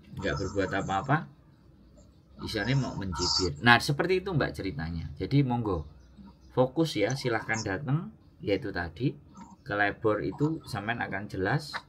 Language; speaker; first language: Indonesian; native; Indonesian